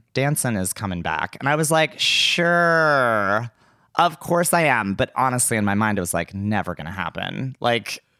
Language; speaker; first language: English; native; English